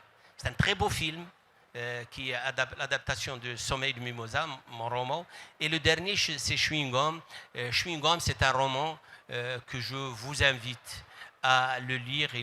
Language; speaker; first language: French; non-native, local second language; Arabic